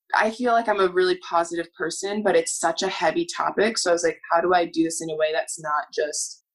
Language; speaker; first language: English; native; English